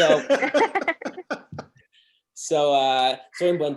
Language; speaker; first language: Spanish; non-native, learner; English